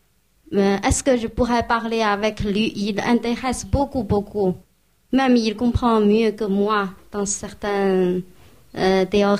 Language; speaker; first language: French; non-native, fluent; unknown